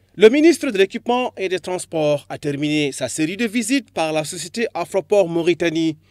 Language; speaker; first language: French; non-native, local second language; Arabic